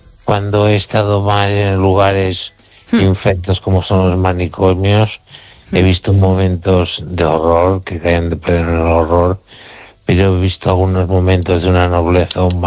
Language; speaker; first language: Spanish; native; Spanish